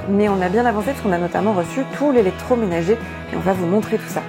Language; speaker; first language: French; native; French